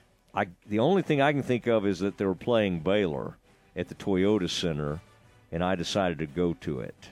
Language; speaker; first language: English; native; English